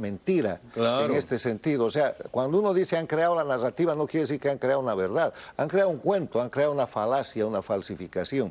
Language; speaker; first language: Spanish; native; Spanish